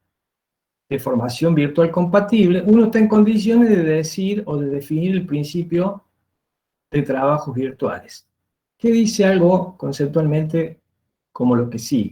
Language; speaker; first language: Spanish; native; Spanish